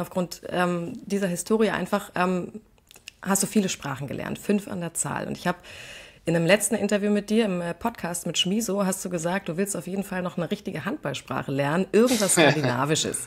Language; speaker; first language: German; native; German